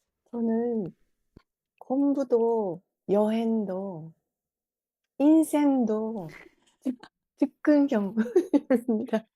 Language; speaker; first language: Korean; non-native, fluent; Japanese